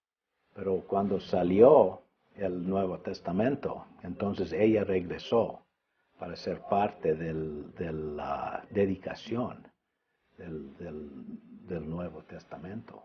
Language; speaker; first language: Spanish; early bilingual, other home language; English